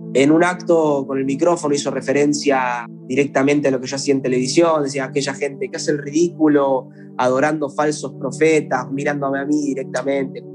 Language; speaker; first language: Spanish; native; Spanish